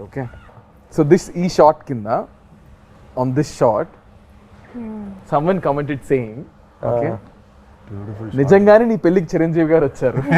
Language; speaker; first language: Telugu; native; Telugu